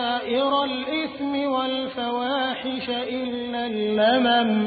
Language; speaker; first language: Arabic; native; Arabic